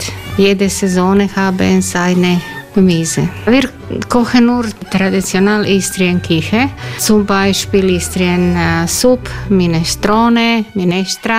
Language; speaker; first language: German; non-native, learner; Croatian